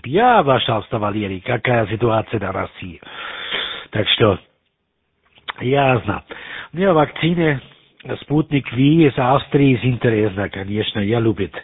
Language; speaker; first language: Russian; non-native, learner; German